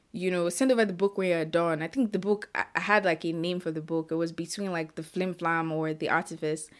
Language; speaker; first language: English; non-native, local second language; Yoruba